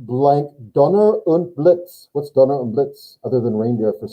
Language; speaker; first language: German; non-native, fluent; English